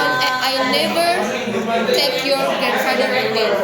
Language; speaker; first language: English; non-native, learner; Indonesian